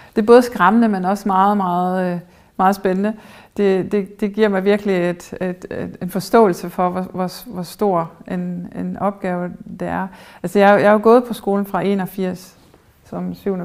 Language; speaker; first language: Danish; early bilingual, heritage; German